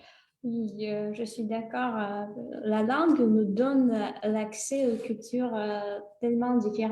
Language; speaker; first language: French; non-native, fluent; Russian